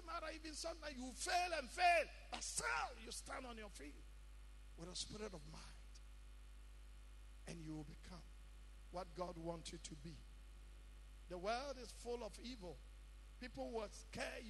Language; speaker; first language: English; non-native, local second language; Akan